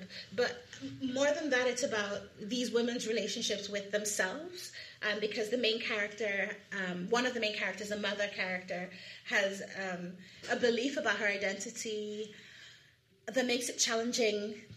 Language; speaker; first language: English; non-native, local second language; Yoruba